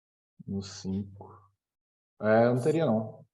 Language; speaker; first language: Portuguese; native; Portuguese